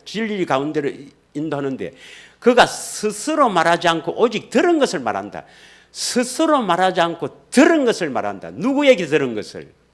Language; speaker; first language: Korean; native; Korean